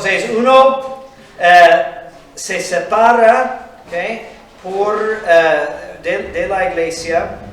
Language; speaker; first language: Spanish; non-native, fluent; English